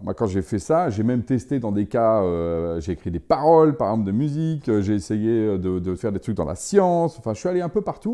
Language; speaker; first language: French; native; French